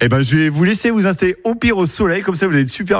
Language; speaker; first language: French; native; French